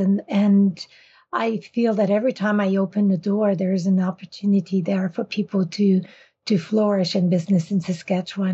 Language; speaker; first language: English; non-native, fluent; French